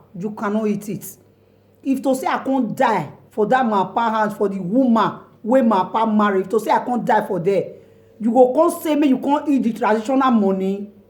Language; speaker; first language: Nigerian Pidgin; non-native, local second language; Bini